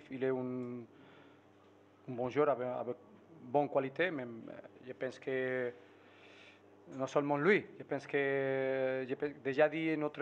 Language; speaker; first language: French; non-native, fluent; Spanish